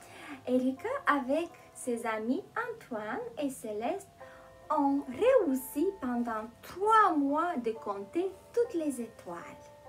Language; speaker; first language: French; non-native, fluent; Romanian